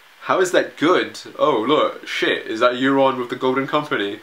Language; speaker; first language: English; native; English